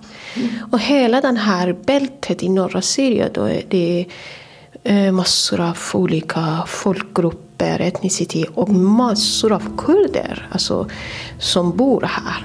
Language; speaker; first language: Swedish; non-native, fluent; Kurdish